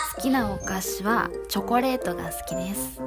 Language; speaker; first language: Japanese; non-native, learner; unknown